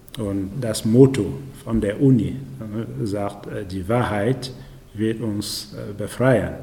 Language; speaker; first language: German; non-native, fluent; French